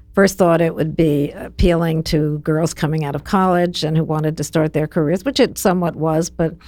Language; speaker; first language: English; native; English